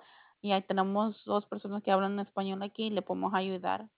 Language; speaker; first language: Spanish; early bilingual, heritage; Spanish